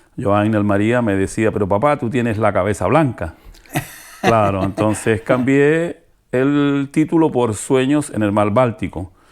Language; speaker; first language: Spanish; native; Spanish